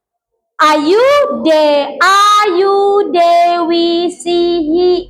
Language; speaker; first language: English; non-native, learner; Indonesian